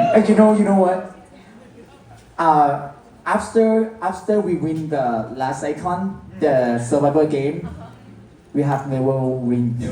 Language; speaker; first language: English; non-native, learner; Thai